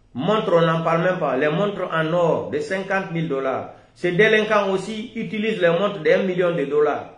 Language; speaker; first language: French; non-native, local second language; Fula